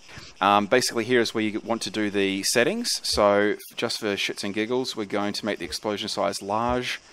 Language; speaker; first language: English; native; English